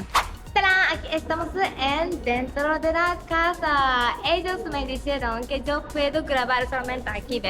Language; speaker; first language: Spanish; non-native, learner; Japanese